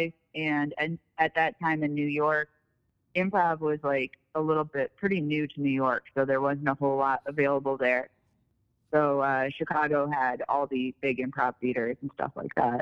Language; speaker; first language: English; native; English